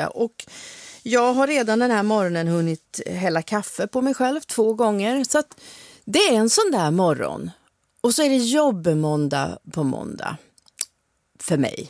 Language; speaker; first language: Swedish; native; Swedish